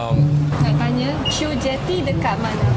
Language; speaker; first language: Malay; non-native, local second language; Chinese